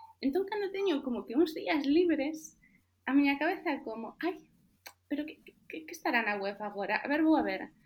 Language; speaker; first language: Galician; native; Galician